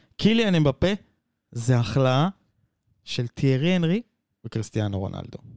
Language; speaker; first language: Hebrew; native; Hebrew